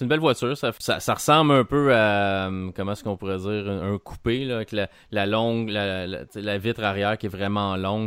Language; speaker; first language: French; native; French